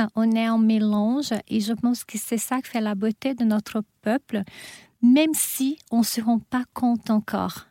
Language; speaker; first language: French; non-native, fluent; Portuguese